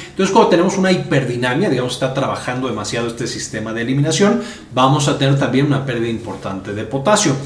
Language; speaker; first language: Spanish; native; Spanish